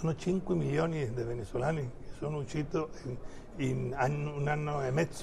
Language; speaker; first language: Italian; non-native, fluent; Spanish